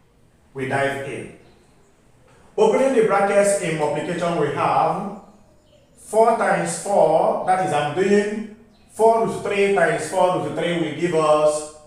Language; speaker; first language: English; non-native, local second language; Igbo